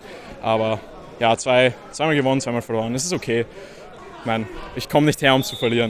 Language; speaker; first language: German; native; German